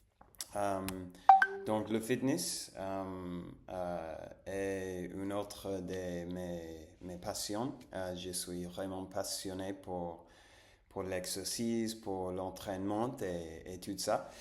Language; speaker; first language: French; non-native, fluent; Spanish